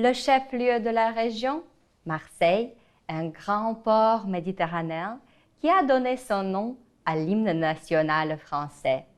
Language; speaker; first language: French; non-native, fluent; Ukrainian